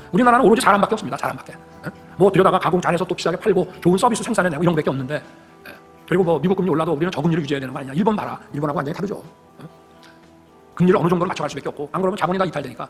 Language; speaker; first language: Korean; native; Korean